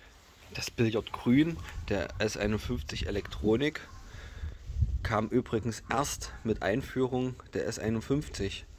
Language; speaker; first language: German; native; German